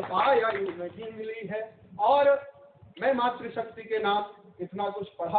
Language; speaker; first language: Hindi; native; Hindi